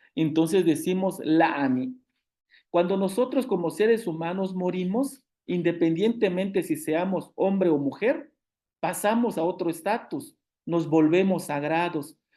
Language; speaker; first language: Spanish; non-native, local second language; Zapotec